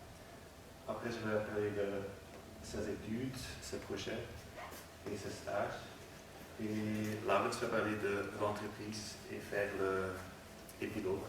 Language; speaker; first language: French; non-native, learner; Dutch